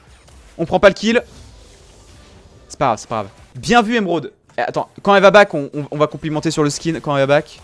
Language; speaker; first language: French; native; French